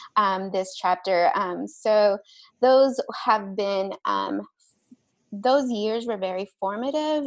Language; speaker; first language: English; native; English